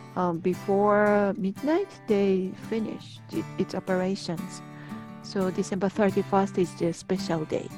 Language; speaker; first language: English; non-native, learner; Japanese